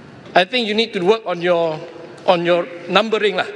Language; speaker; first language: English; non-native, local second language; Malay